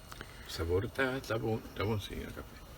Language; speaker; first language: Portuguese; non-native, fluent; Spanish